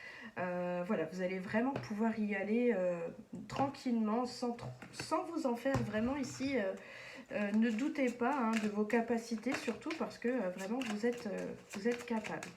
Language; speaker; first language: French; native; French